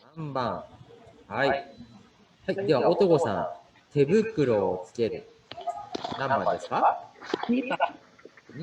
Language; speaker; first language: Japanese; native; Japanese